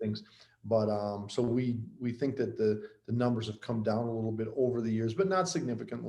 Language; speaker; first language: English; native; English